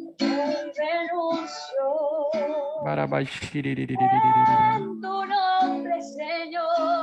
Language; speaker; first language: Spanish; native; Spanish